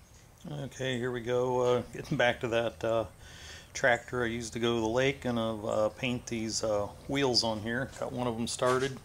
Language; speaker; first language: English; native; English